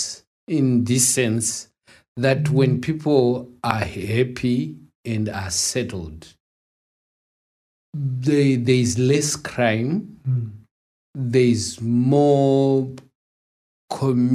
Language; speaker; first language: English; non-native, local second language; Shona